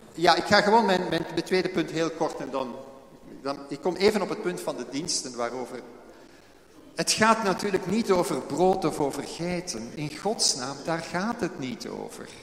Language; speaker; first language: Dutch; native; Dutch